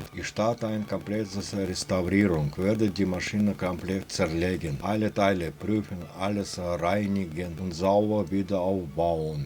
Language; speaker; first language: German; non-native, fluent; Russian